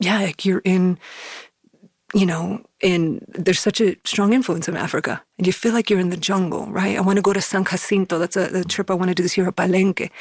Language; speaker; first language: English; native; English